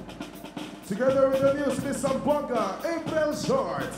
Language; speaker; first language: English; non-native, local second language; Filipino